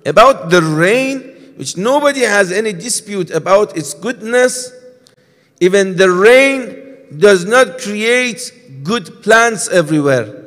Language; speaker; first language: English; non-native, fluent; Persian